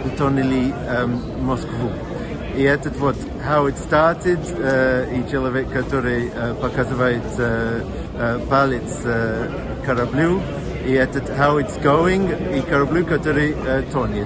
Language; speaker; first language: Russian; non-native, fluent; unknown